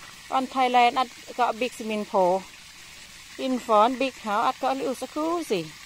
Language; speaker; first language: English; non-native, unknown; Thai